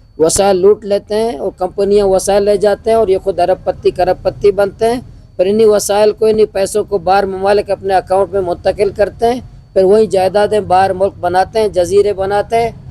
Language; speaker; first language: Urdu; non-native, local second language; Baluchi